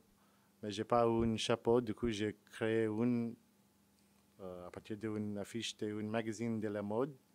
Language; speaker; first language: French; non-native, fluent; English